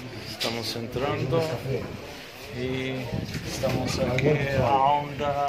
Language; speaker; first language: Spanish; non-native, fluent; Arabic